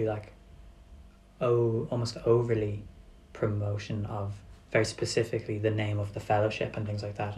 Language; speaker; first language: English; native; English